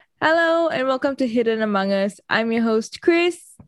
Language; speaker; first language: English; native; English